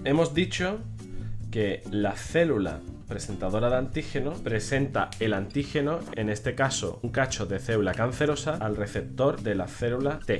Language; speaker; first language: Spanish; native; Spanish